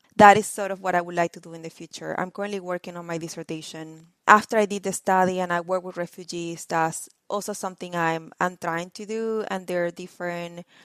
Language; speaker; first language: English; non-native, fluent; Spanish